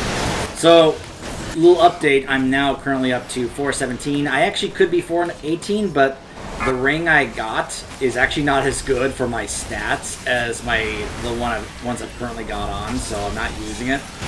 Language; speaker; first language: English; native; English